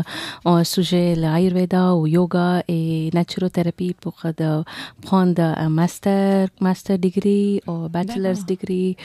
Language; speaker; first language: French; non-native, learner; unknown